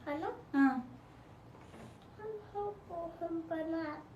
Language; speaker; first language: Arabic; early bilingual, other home language; Amharic